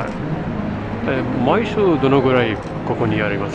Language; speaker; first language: Japanese; non-native, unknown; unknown